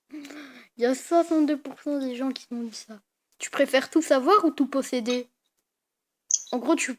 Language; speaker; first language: French; native; French